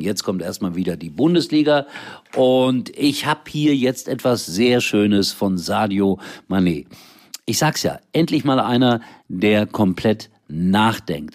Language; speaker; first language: German; native; German